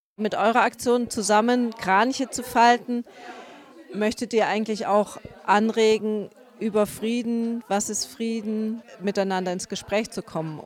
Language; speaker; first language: German; native; German